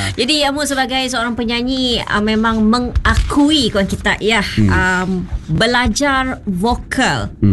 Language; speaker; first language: Malay; non-native, local second language; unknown